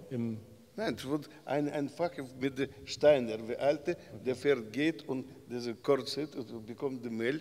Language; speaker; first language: German; non-native, learner; Russian